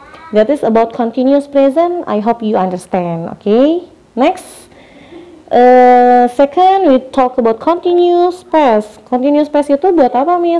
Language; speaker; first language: English; non-native, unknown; Indonesian